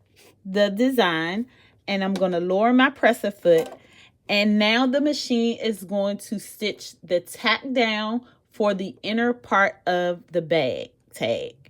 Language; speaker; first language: English; native; English